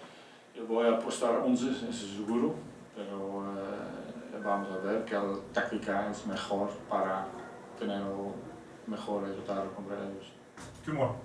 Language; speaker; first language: Spanish; non-native, fluent; Dutch